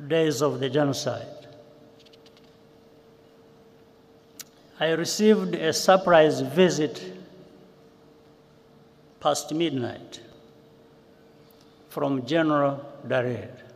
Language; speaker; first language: English; non-native, local second language; Kinyarwanda